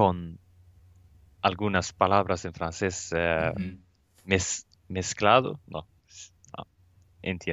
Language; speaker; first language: Spanish; non-native, learner; Swedish